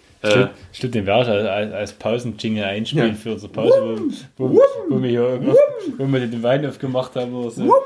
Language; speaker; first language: German; native; German